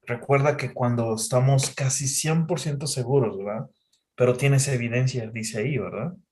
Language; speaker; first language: Spanish; non-native, fluent; English